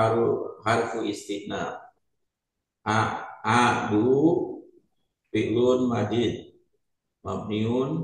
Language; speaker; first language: Arabic; non-native, learner; Indonesian